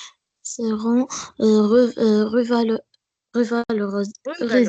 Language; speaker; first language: French; non-native, learner; Arabic